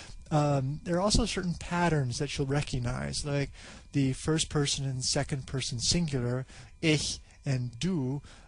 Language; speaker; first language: English; native; English